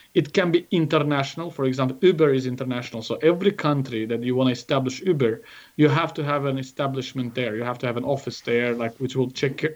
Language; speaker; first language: English; non-native, fluent; Azerbaijani